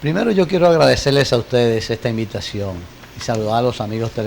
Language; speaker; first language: Spanish; native; Spanish